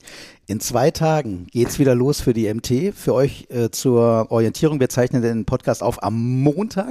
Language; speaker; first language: German; native; German